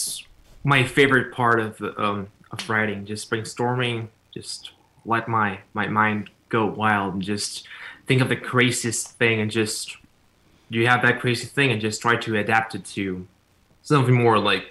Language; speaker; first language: English; non-native, fluent; Spanish